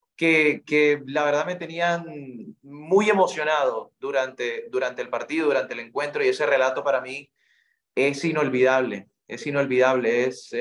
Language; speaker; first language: Spanish; native; Spanish